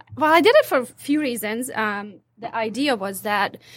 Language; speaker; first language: English; non-native, fluent; Hungarian